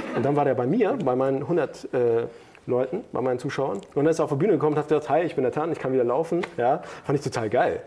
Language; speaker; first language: German; early bilingual, other home language; Turkish